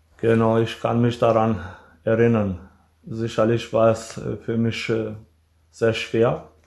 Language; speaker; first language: German; early bilingual, other home language; Albanian